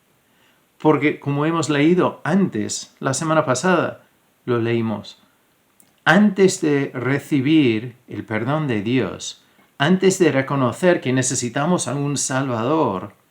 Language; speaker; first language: Spanish; non-native, fluent; English